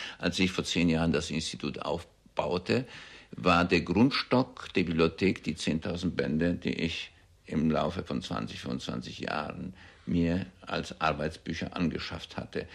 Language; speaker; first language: German; early bilingual, heritage; German